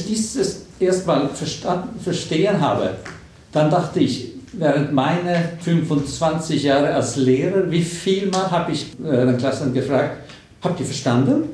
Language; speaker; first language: German; non-native, fluent; Swedish